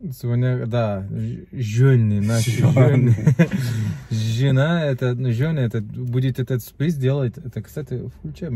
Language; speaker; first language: Russian; non-native, learner; Turkish